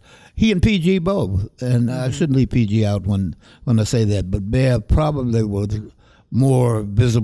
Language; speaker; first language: English; native; English